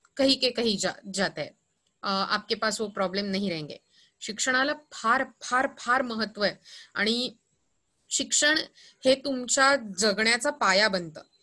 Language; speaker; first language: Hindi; non-native, local second language; Marathi